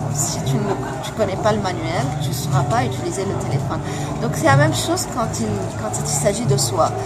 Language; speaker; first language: French; non-native, local second language; Arabic